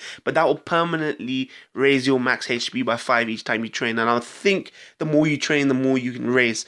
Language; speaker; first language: English; native; English